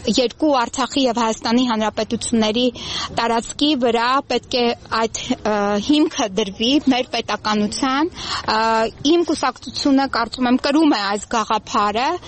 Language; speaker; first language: Armenian; native; Armenian